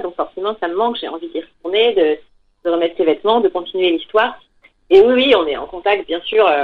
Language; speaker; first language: French; native; French